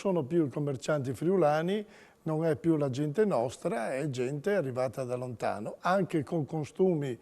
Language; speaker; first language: Italian; native; Italian